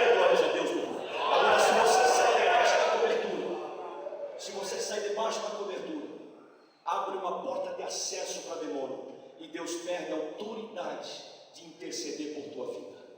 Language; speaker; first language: Portuguese; native; Portuguese